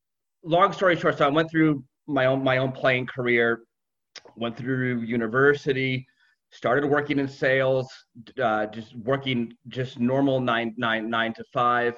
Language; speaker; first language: English; native; English